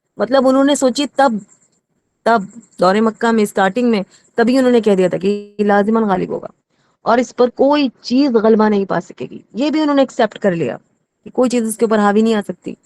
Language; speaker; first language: Urdu; native; Urdu